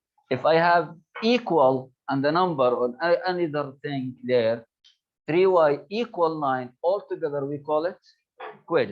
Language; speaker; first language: English; non-native, local second language; Arabic